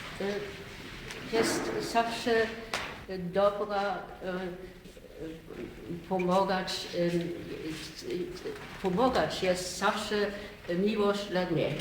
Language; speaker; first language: Polish; non-native, learner; German